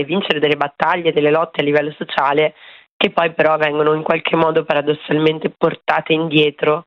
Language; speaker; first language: Italian; native; Italian